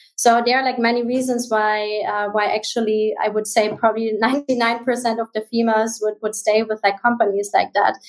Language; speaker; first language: English; non-native, fluent; German